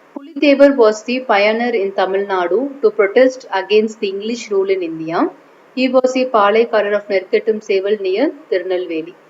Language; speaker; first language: English; non-native, local second language; Tamil